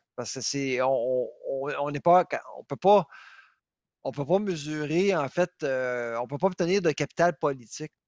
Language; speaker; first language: French; native; French